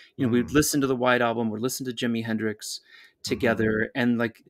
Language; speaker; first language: English; native; English